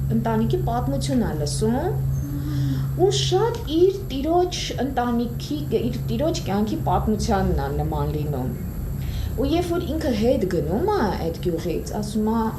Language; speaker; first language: Armenian; native; Armenian